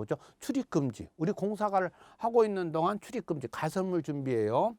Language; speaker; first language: Korean; native; Korean